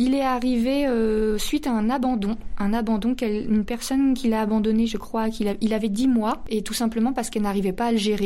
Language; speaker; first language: French; native; French